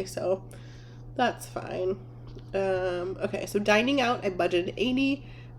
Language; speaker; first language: English; native; English